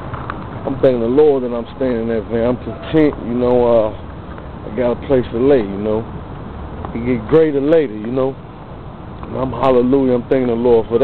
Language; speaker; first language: English; native; English